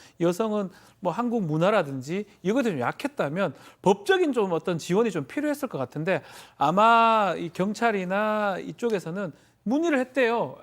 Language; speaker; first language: Korean; native; Korean